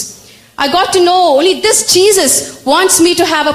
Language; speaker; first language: English; non-native, local second language; Tamil